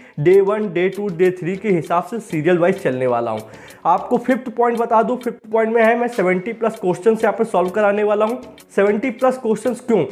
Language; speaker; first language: Hindi; native; Hindi